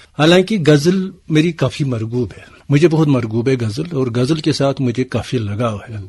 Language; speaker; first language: Urdu; non-native, local second language; Kashmiri